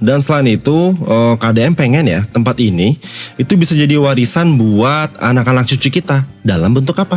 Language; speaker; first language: Indonesian; native; Indonesian